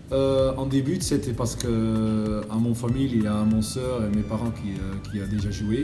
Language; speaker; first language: French; non-native, learner; Dutch